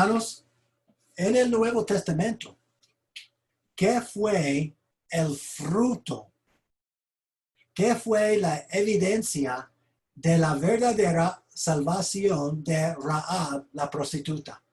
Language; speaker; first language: Spanish; non-native, fluent; English